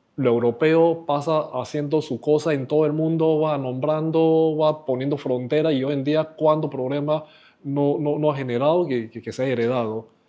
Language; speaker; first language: Spanish; non-native, fluent; Chinese